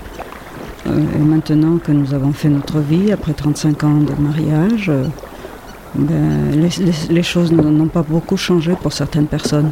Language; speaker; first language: French; non-native, fluent; Spanish